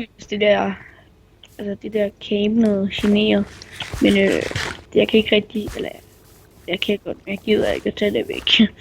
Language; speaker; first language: Danish; native; Danish